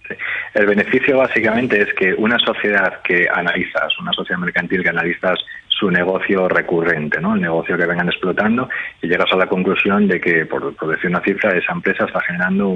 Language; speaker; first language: Spanish; native; Spanish